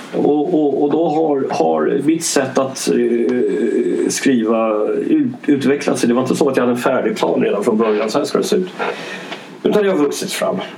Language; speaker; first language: Swedish; early bilingual, other home language; English